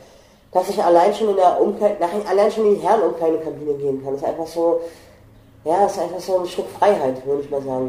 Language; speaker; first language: German; native; German